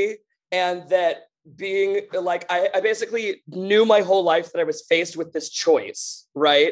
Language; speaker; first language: English; native; English